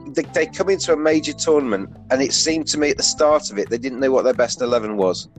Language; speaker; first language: English; native; English